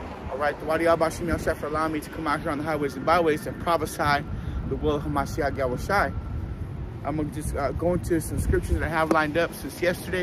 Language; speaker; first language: English; native; English